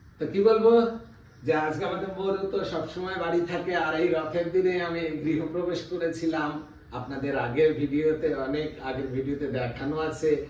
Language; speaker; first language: Bangla; native; Bangla